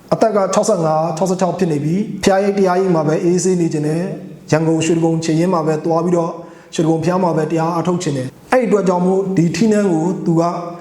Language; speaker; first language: Burmese; non-native, local second language; Mon